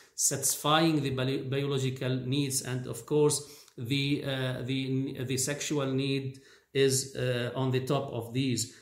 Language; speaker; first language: English; non-native, fluent; Arabic